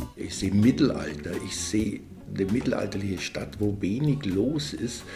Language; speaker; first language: German; native; German